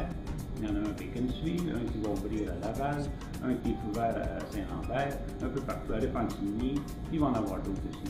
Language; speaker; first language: French; native; French